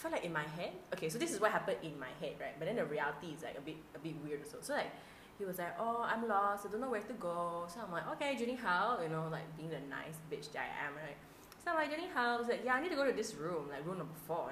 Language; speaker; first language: English; non-native, local second language; Chinese